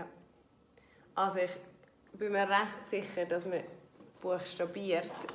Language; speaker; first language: German; native; German